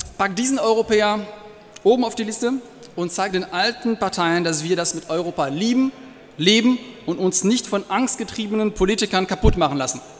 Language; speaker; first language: German; non-native, fluent; French